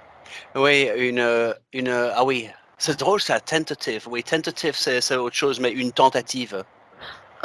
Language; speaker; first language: French; native; French